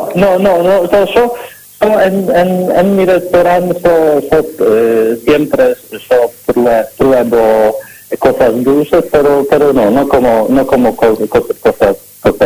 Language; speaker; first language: Spanish; non-native, learner; Polish